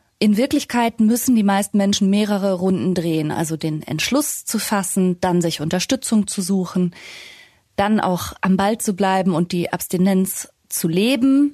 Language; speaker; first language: German; native; German